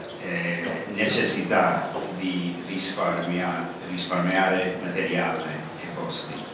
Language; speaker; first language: Italian; non-native, learner; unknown